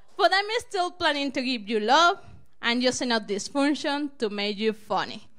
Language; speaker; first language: English; non-native, learner; Spanish